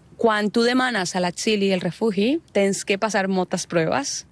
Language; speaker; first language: Catalan; non-native, learner; Spanish